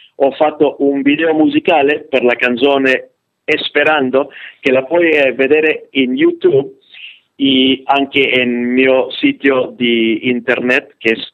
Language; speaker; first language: Italian; non-native, learner; Spanish